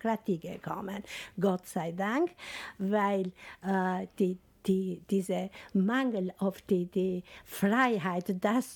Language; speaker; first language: German; non-native, fluent; Albanian